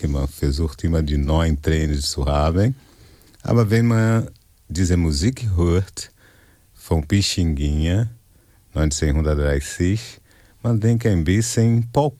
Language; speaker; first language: German; non-native, fluent; Portuguese